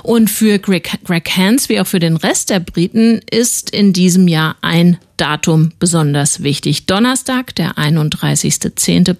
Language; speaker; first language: German; native; German